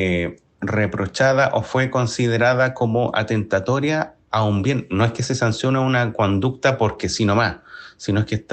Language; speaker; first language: Spanish; native; Spanish